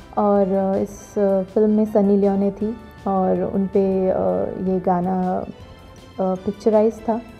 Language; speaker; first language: Hindi; non-native, local second language; Bangla